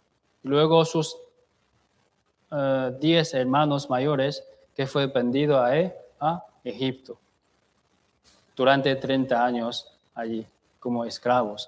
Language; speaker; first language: Spanish; non-native, fluent; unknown